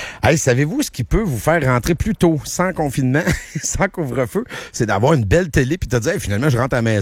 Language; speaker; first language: French; native; French